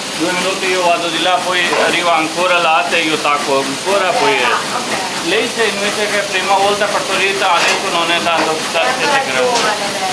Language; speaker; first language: Italian; non-native, learner; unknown